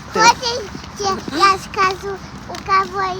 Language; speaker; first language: Russian; early bilingual, other home language; Armenian